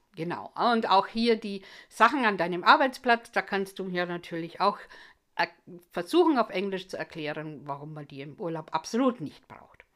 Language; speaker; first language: German; non-native, fluent; English